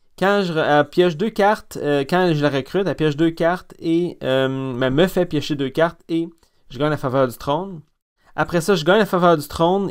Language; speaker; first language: French; native; French